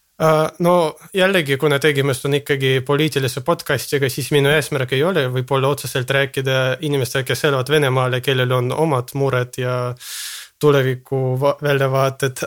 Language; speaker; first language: Estonian; non-native, local second language; Russian